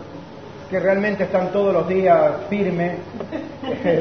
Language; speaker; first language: Spanish; native; Spanish